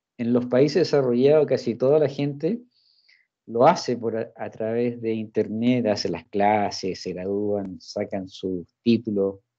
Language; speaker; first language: Spanish; early bilingual, heritage; Spanish